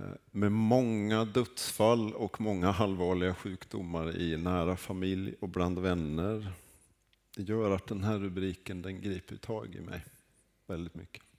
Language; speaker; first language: Swedish; native; Swedish